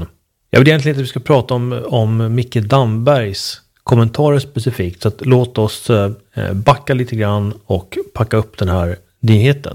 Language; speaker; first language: Swedish; native; Swedish